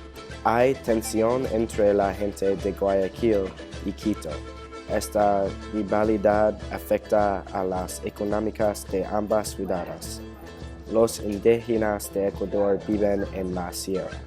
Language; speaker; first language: Spanish; non-native, learner; English